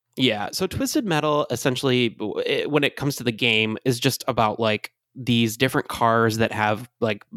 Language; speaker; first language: English; native; English